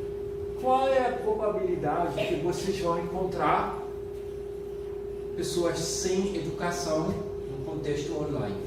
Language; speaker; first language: Portuguese; non-native, fluent; German